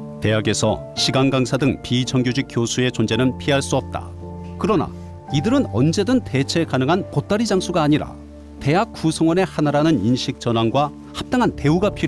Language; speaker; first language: Korean; native; Korean